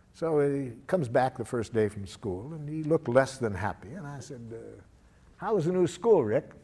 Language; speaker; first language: English; native; English